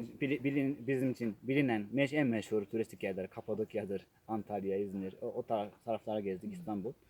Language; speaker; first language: Turkish; non-native, fluent; Japanese